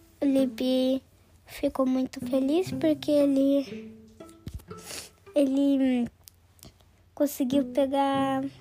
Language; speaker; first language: Portuguese; early bilingual, heritage; Portuguese